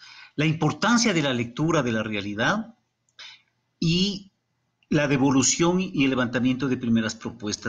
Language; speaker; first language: Spanish; native; Spanish